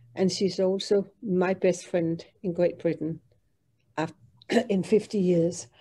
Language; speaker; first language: English; non-native, fluent; Danish